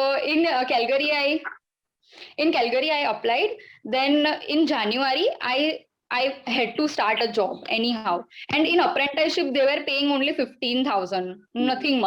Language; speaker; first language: English; non-native, local second language; Gujarati